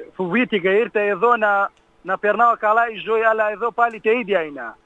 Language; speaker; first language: Greek; non-native, learner; Kurdish